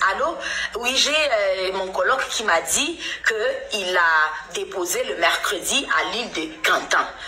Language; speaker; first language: French; non-native, local second language; Lingala